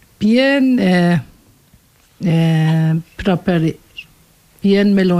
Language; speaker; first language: French; non-native, learner; Turkish